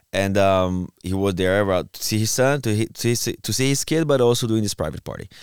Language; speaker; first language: English; non-native, fluent; Portuguese